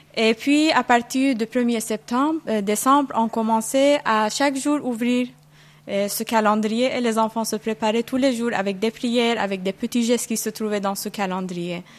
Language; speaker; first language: French; non-native, fluent; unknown